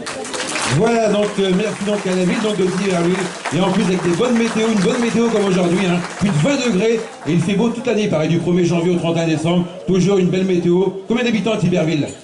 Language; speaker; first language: French; native; French